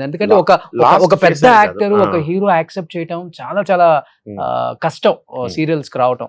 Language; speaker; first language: Telugu; native; Telugu